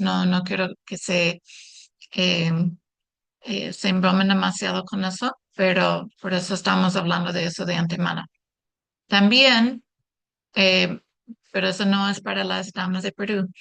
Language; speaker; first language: Spanish; non-native, fluent; English